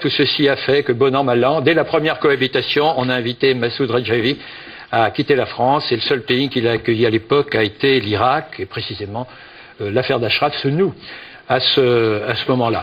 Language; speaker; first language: French; native; French